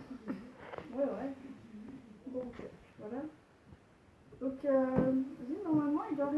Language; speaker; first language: French; native; French